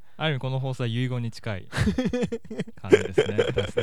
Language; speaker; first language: Japanese; native; Japanese